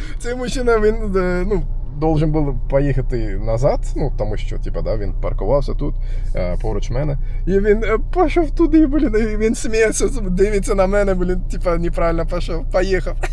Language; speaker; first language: Ukrainian; non-native, learner; Turkish